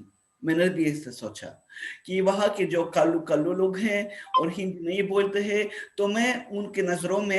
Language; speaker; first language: Hindi; non-native, fluent; Russian